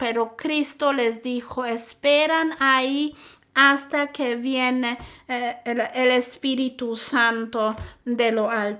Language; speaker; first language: Spanish; non-native, fluent; German